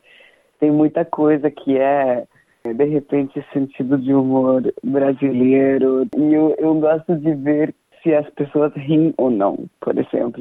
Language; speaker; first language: Portuguese; non-native, fluent; Danish